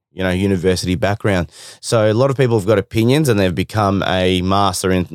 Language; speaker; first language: English; native; English